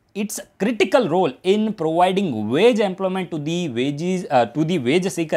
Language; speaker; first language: English; non-native, local second language; Gujarati